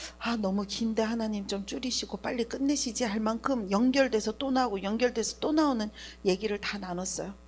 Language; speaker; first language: Korean; native; Korean